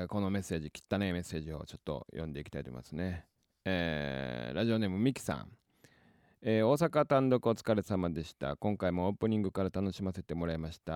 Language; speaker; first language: Japanese; native; Japanese